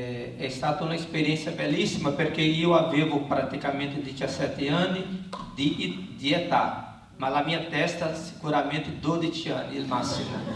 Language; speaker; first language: Italian; non-native, learner; Portuguese